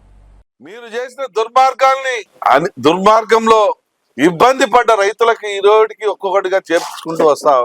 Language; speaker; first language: Telugu; native; Telugu